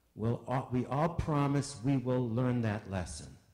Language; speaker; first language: English; native; English